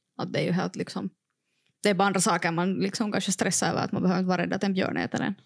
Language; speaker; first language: Swedish; non-native, local second language; Finnish